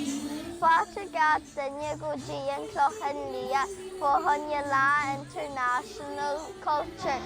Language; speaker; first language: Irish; non-native, learner; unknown